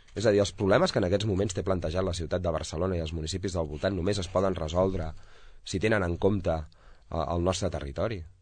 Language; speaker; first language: Catalan; native; Catalan